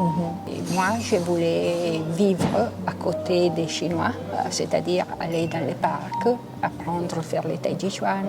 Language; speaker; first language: French; non-native, local second language; Italian